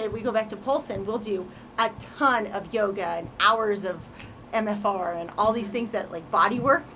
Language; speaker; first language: English; native; English